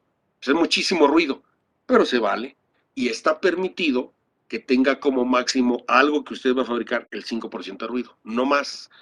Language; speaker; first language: Spanish; native; Spanish